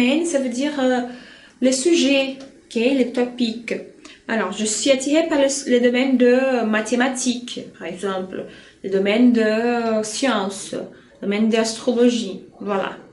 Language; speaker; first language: French; non-native, fluent; Portuguese